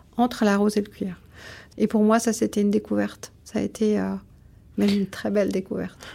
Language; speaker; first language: French; native; French